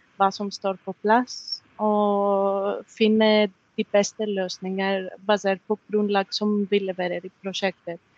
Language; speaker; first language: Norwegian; non-native, fluent; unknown